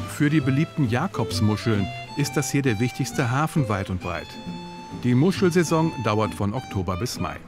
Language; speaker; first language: German; native; German